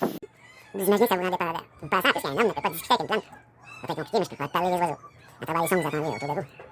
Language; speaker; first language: French; native; French